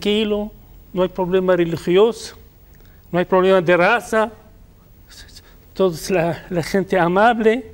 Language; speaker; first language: Spanish; non-native, fluent; Arabic